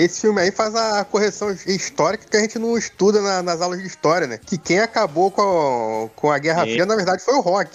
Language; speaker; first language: Portuguese; native; Portuguese